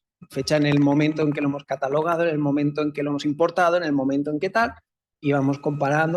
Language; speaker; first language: Spanish; native; Spanish